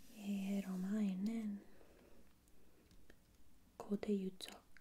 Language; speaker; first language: Korean; non-native, fluent; English